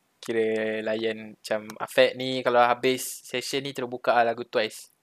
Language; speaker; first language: Malay; native; Malay